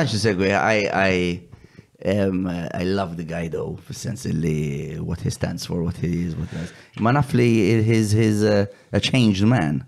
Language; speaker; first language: English; non-native, local second language; Maltese